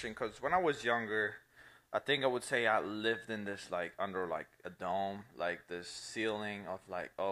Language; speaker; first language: English; non-native, fluent; Italian